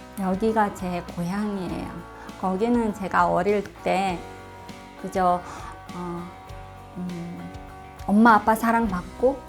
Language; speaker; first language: Korean; non-native, fluent; Russian